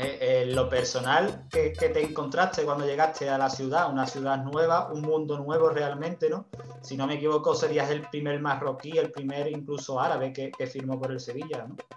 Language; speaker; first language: Spanish; native; Spanish